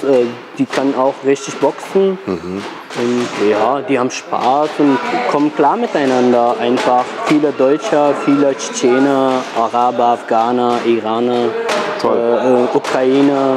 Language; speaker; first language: German; non-native, fluent; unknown